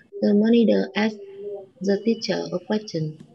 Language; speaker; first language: English; non-native, learner; Vietnamese